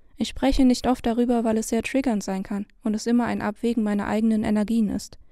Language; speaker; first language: German; early bilingual, other home language; Vietnamese